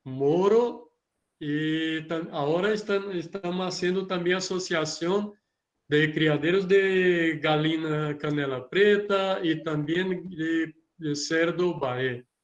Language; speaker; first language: Spanish; non-native, learner; Portuguese